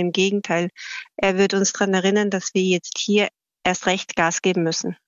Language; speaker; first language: German; native; German